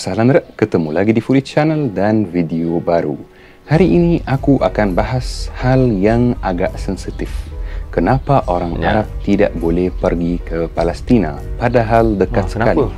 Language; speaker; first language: Indonesian; non-native, fluent; Arabic